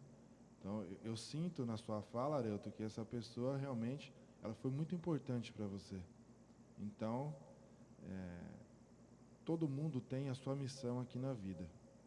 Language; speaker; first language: Portuguese; native; Portuguese